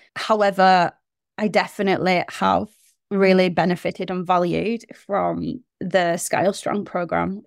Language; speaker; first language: English; native; English